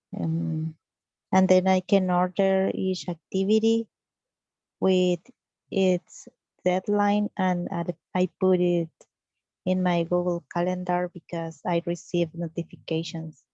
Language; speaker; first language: English; non-native, learner; Spanish